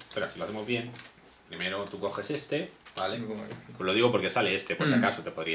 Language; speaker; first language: Spanish; native; Spanish